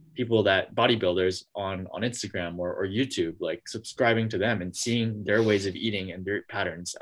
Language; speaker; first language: English; native; English